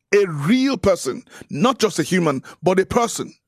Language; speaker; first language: English; non-native, local second language; Yoruba